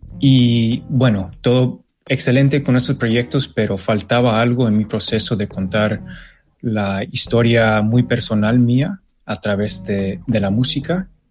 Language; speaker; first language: Spanish; early bilingual, other home language; English